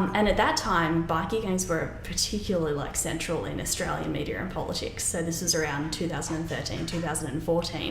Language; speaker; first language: English; native; English